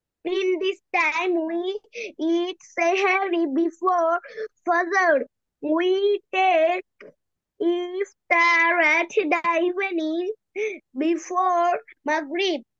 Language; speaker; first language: English; non-native, learner; Bangla